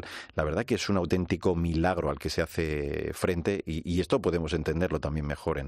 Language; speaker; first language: Spanish; native; Spanish